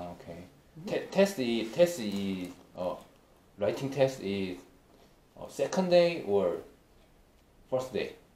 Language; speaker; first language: English; non-native, learner; Korean